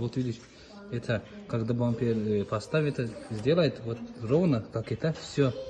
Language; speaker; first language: Russian; non-native, learner; Georgian